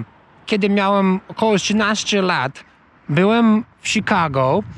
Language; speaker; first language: Polish; non-native, learner; English